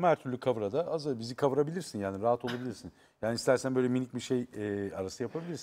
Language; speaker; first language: Turkish; native; Turkish